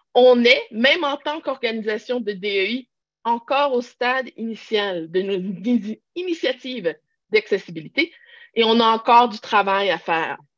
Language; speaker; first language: French; native; French